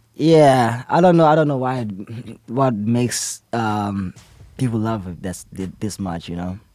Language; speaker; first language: English; non-native, local second language; Zulu